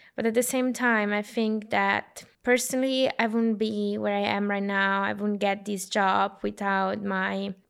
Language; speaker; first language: English; non-native, fluent; Italian